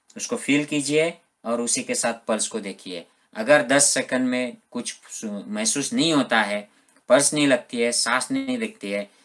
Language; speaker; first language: Hindi; non-native, local second language; Marathi